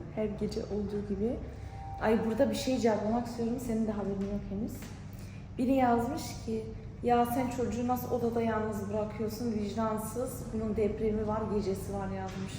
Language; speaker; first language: Turkish; early bilingual, heritage; Turkish